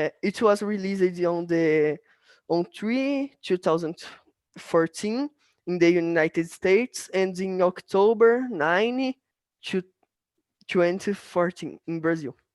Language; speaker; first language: English; non-native, learner; Portuguese